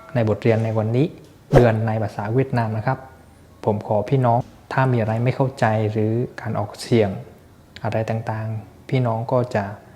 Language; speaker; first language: Thai; non-native, fluent; Vietnamese